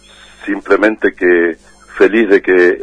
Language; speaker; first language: Spanish; native; Spanish